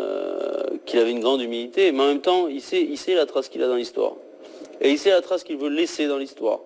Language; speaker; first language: French; native; French